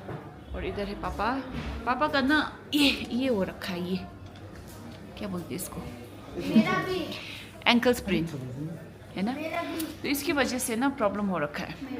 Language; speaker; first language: Hindi; non-native, local second language; Tibetan